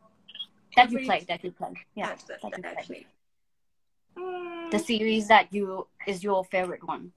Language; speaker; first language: English; non-native, fluent; Thai